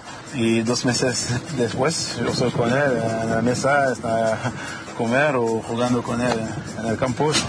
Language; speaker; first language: Spanish; non-native, learner; French